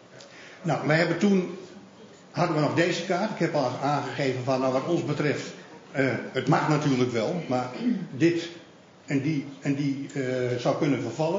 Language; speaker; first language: Dutch; native; Dutch